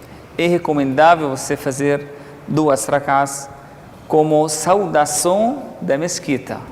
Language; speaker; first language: Portuguese; non-native, fluent; Arabic